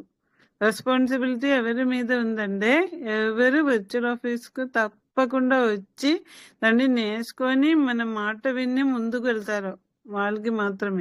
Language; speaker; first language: Telugu; non-native, local second language; Hindi